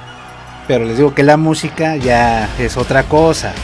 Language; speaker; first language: Spanish; native; Spanish